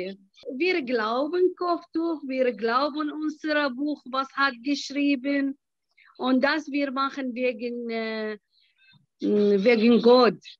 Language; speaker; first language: German; non-native, learner; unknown